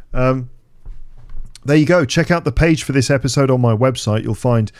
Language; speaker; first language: English; native; English